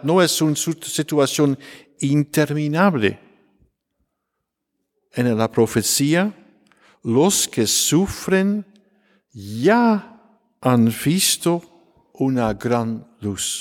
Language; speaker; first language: Spanish; non-native, fluent; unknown